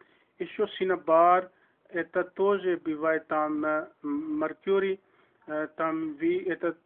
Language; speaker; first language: Russian; non-native, learner; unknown